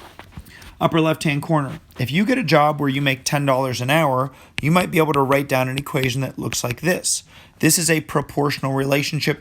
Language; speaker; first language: English; native; English